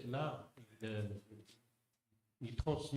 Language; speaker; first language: French; non-native, local second language; Arabic